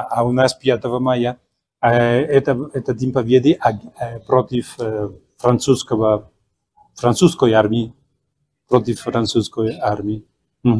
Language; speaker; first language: Russian; non-native, fluent; Spanish